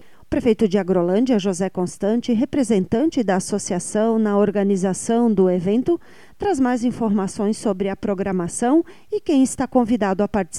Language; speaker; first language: Portuguese; native; Portuguese